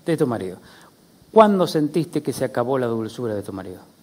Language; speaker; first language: Spanish; native; Spanish